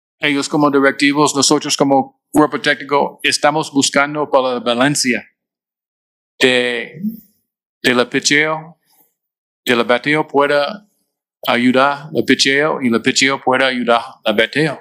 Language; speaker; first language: Spanish; non-native, fluent; English